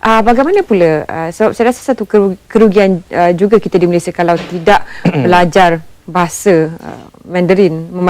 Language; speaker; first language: Malay; native; Malay